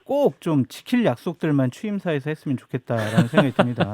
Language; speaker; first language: Korean; native; Korean